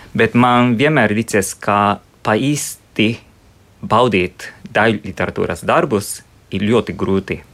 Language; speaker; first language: Latvian; non-native, fluent; Japanese